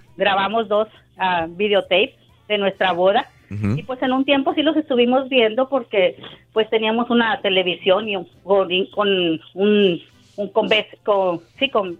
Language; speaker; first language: Spanish; native; Spanish